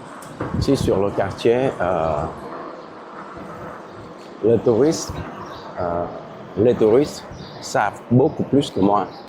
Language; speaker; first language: French; non-native, fluent; Vietnamese